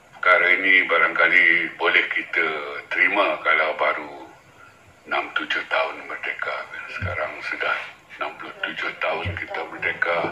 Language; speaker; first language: Malay; native; Malay